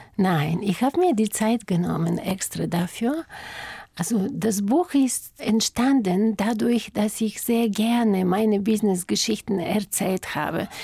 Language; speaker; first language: German; non-native, fluent; Bulgarian